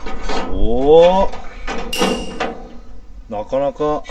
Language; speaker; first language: Japanese; native; Japanese